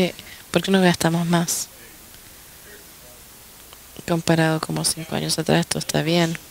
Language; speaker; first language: Spanish; non-native, fluent; English